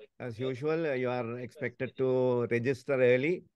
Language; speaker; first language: English; non-native, learner; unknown